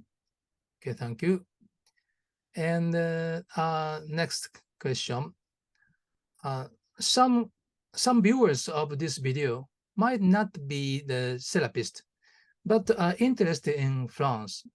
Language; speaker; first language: English; non-native, learner; Japanese